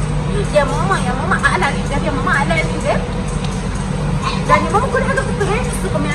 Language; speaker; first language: Arabic; native; Arabic